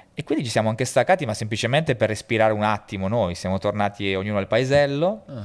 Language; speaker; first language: Italian; native; Italian